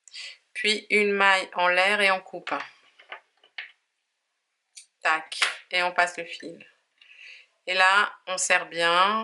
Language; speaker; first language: French; native; French